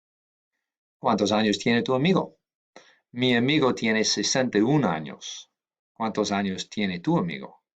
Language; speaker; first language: Spanish; non-native, fluent; English